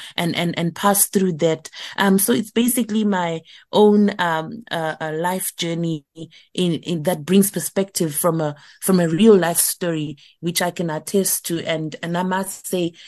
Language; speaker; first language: English; non-native, local second language; Shona